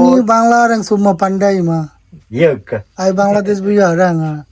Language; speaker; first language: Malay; non-native, learner; Bangla